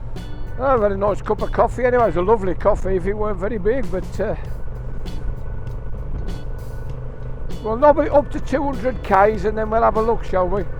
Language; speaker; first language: English; native; English